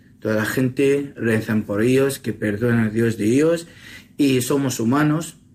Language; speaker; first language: Spanish; non-native, learner; Assyrian Neo-Aramaic